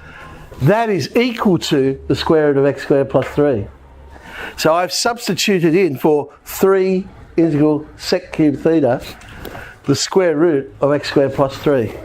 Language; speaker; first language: English; native; English